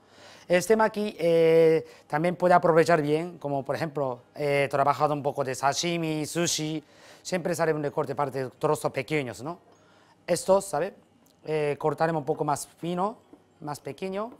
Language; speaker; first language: Spanish; non-native, learner; Japanese